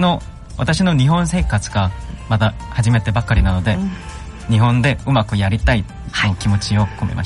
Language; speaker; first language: Japanese; non-native, learner; Korean